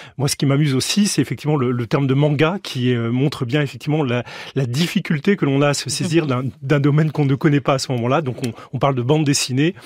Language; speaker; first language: French; native; French